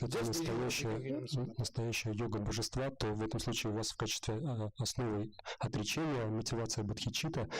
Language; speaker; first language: Russian; native; Russian